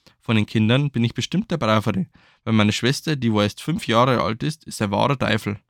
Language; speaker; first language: German; native; German